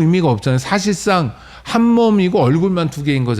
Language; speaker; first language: Korean; native; Korean